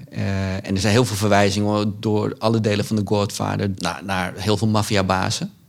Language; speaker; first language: Dutch; early bilingual, other home language; Sranan Tongo